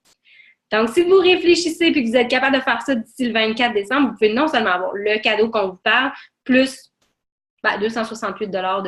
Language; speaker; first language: French; native; French